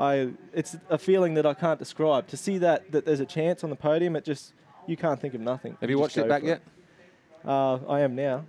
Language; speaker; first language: English; native; English